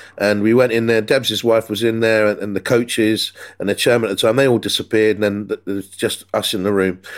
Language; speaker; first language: English; native; English